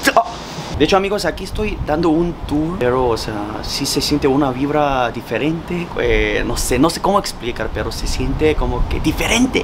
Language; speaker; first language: Spanish; non-native, fluent; Korean